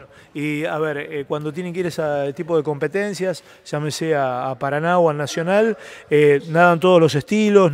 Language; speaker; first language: Spanish; native; Spanish